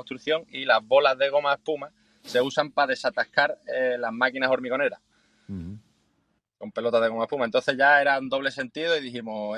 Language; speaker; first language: Spanish; native; Spanish